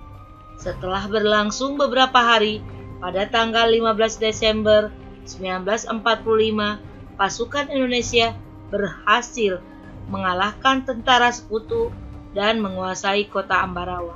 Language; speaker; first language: Indonesian; native; Indonesian